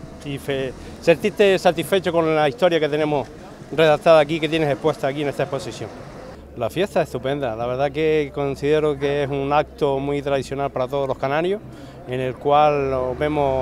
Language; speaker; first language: Spanish; native; Spanish